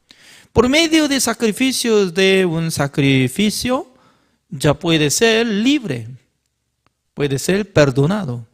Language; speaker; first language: Spanish; non-native, learner; Korean